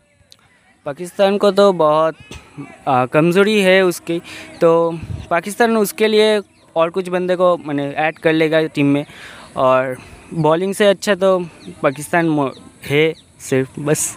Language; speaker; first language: Hindi; non-native, local second language; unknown